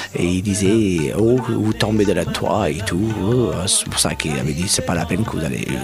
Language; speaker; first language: French; non-native, fluent; Persian